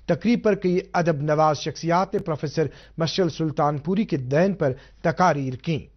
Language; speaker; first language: Urdu; non-native, local second language; Kashmiri